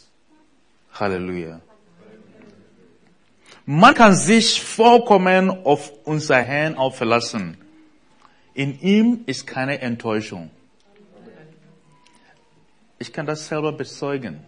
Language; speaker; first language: German; non-native, fluent; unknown